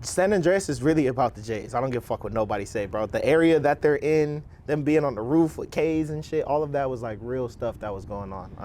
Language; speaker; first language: English; native; English